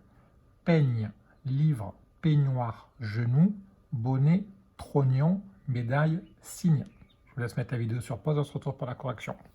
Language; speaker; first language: French; native; French